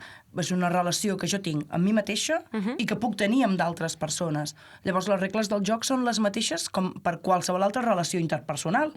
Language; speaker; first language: Catalan; native; Catalan